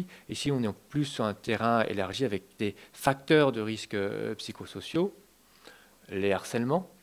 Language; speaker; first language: French; native; French